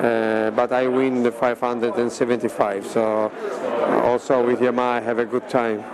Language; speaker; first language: English; non-native, learner; Italian